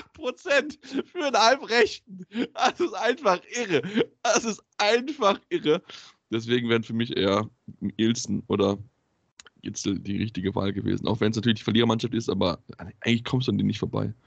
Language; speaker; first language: German; native; German